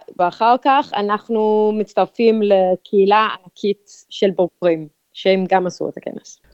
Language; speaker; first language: Hebrew; non-native, fluent; English